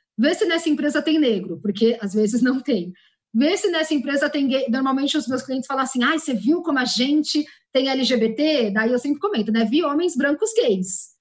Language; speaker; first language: Portuguese; native; Portuguese